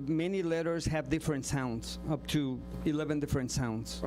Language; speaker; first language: English; non-native, fluent; Spanish